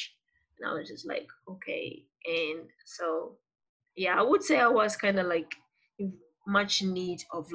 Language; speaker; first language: English; non-native, fluent; Portuguese